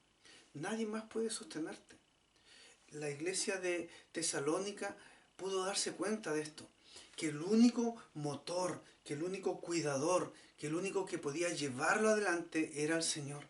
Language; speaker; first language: Spanish; native; Spanish